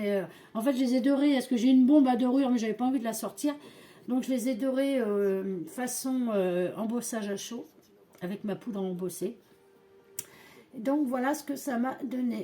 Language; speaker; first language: French; native; French